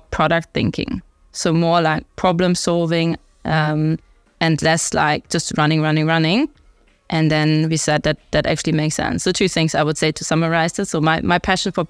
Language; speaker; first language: English; non-native, fluent; German